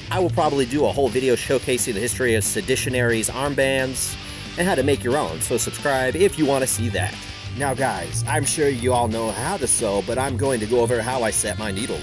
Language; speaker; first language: English; native; English